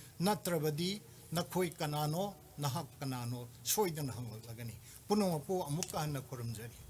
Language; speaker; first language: Manipuri; native; Manipuri